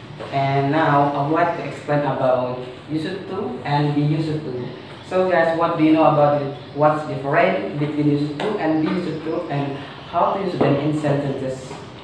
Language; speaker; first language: English; non-native, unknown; Indonesian